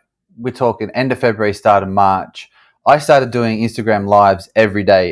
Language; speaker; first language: English; native; English